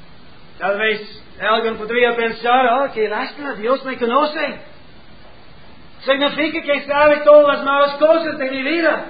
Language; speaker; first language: Spanish; non-native, learner; English